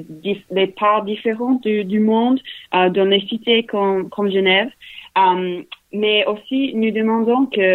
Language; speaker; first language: French; non-native, learner; English